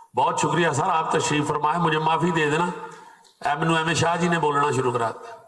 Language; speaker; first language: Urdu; non-native, local second language; Punjabi